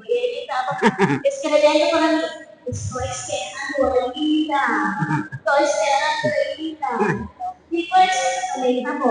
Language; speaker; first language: Portuguese; non-native, fluent; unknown